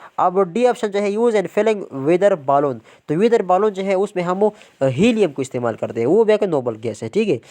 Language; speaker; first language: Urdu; non-native, local second language; Pashto